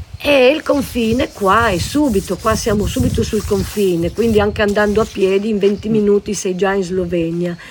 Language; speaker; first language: Italian; non-native, local second language; Slovenian